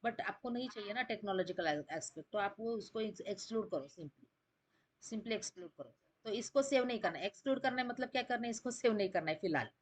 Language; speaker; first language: Hindi; non-native, local second language; Marathi